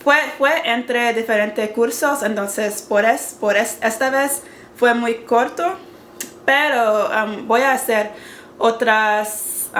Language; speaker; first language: Spanish; non-native, learner; English